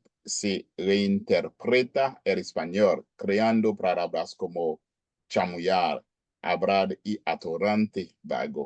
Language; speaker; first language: Spanish; non-native, learner; Haitian Creole